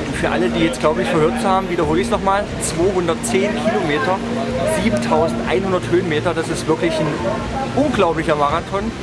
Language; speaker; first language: German; native; German